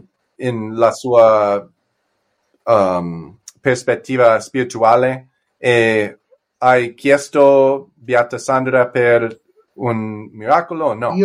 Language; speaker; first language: Italian; non-native, learner; English